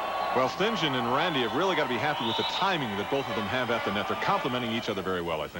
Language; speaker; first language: English; native; English